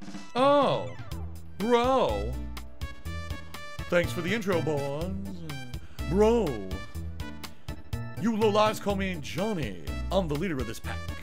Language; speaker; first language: English; native; English